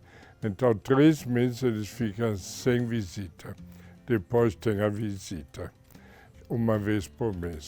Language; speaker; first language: Portuguese; non-native, fluent; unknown